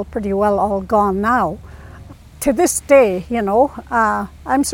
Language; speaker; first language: English; native; English